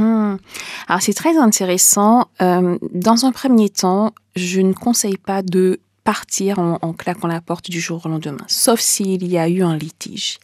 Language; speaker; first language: French; native; French